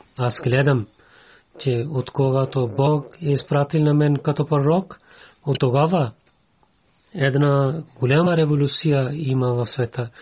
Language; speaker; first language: Bulgarian; non-native, learner; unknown